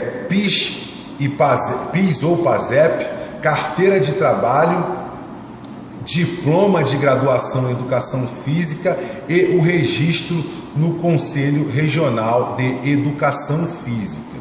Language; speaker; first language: Portuguese; native; Portuguese